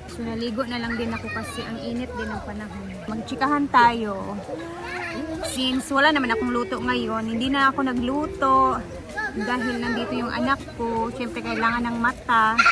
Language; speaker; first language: Filipino; non-native, local second language; Cebuano